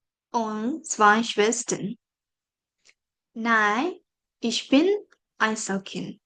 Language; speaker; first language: German; non-native, fluent; Burmese